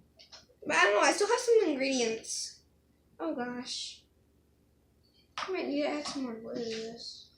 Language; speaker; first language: English; native; English